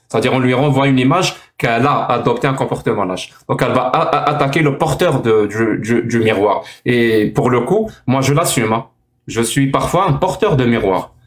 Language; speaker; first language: French; non-native, local second language; Arabic